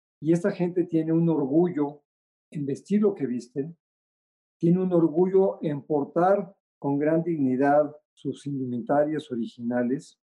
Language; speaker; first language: Spanish; native; Spanish